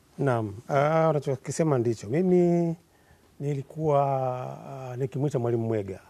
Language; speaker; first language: Swahili; native; Swahili